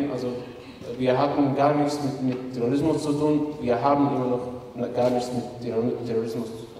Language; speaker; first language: German; non-native, fluent; Arabic